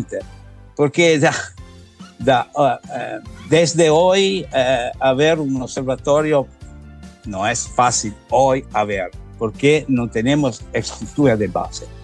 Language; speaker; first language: Spanish; non-native, learner; Italian